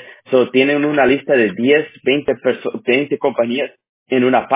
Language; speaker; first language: Spanish; early bilingual, heritage; Spanish